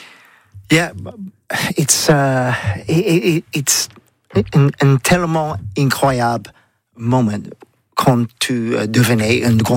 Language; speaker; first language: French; non-native, learner; English